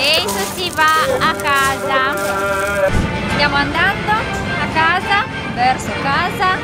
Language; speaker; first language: Italian; native; Italian